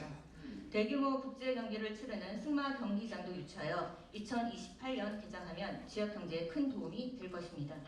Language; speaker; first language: Korean; native; Korean